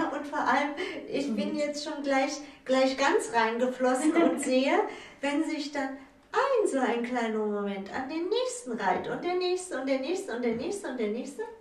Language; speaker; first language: German; native; German